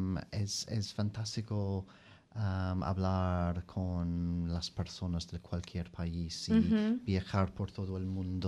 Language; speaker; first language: Spanish; non-native, fluent; English